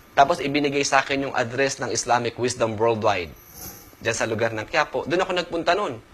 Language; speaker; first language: Filipino; native; Filipino